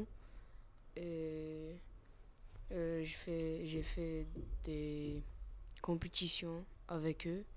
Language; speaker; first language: French; non-native, learner; Arabic